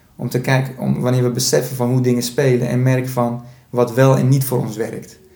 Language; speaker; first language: Dutch; early bilingual, other home language; Persian